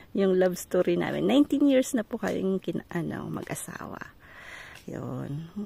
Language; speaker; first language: Filipino; non-native, local second language; Bikol